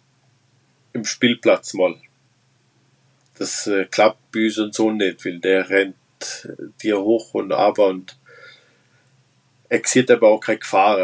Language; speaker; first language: German; non-native, local second language; Romansh